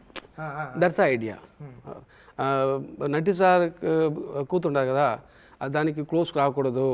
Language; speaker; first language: Telugu; non-native, learner; Tamil